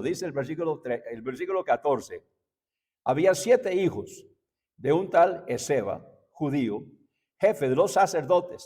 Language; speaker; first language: Spanish; native; Spanish